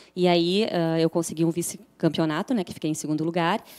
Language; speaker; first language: Portuguese; native; Portuguese